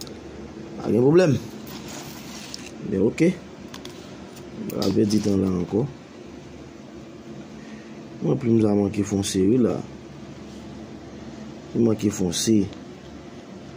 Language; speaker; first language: French; non-native, local second language; Haitian Creole